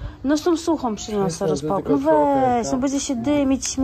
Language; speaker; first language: Polish; native; Polish